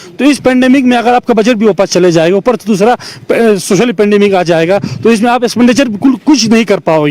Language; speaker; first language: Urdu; non-native, local second language; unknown